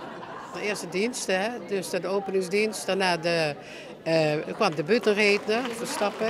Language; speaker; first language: Dutch; native; Dutch